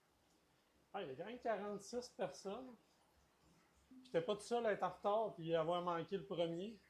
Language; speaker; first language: French; native; French